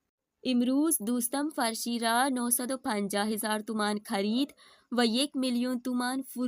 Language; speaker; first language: Persian; non-native, fluent; Urdu